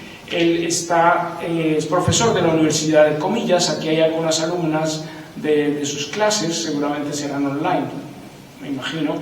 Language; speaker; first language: Spanish; native; Spanish